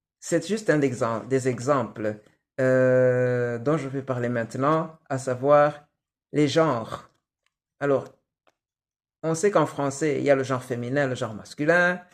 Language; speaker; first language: French; non-native, local second language; Kinyarwanda